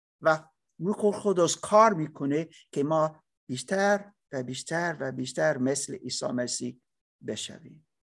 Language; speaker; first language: Persian; non-native, learner; English